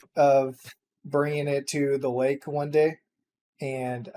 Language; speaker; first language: English; native; English